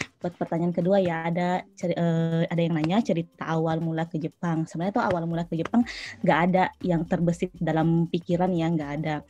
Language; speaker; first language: Indonesian; native; Indonesian